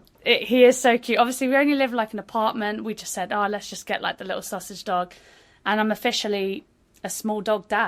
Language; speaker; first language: English; native; English